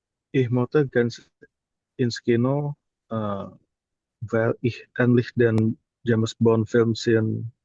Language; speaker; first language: German; non-native, learner; Indonesian